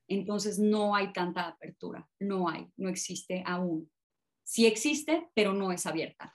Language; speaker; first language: Spanish; native; Spanish